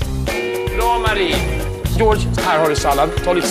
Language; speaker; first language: Swedish; native; Swedish